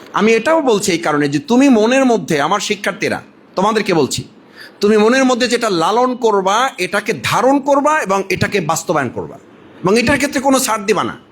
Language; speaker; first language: Bangla; native; Bangla